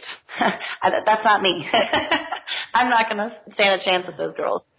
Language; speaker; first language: English; native; English